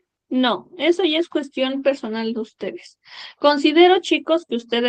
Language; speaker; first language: Spanish; native; Spanish